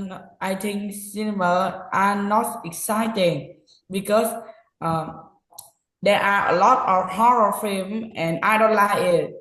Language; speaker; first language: English; non-native, learner; Vietnamese